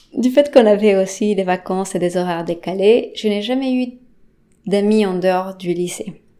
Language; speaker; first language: French; non-native, fluent; Spanish